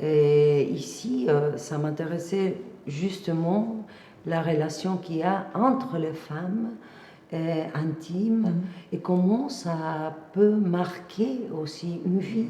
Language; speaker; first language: French; non-native, fluent; Spanish